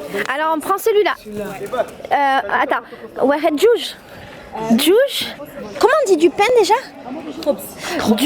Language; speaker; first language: French; native; French